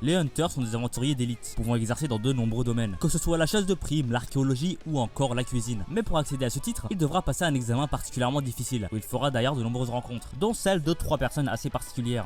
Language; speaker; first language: French; native; French